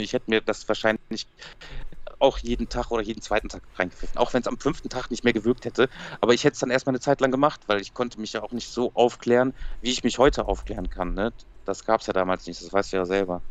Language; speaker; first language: German; native; German